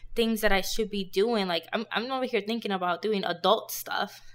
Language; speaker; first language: English; non-native, fluent; Spanish